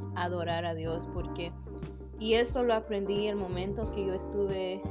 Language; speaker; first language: Spanish; early bilingual, heritage; English